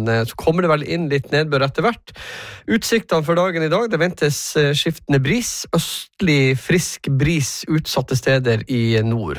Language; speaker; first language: Norwegian; native; Norwegian